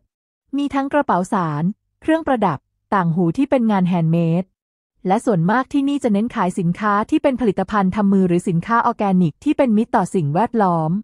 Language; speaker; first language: Thai; native; Thai